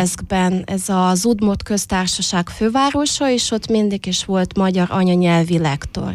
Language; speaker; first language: Hungarian; non-native, fluent; Russian